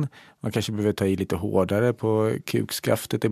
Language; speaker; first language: Swedish; native; Swedish